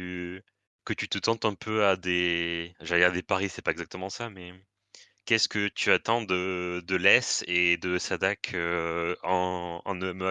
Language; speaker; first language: French; native; French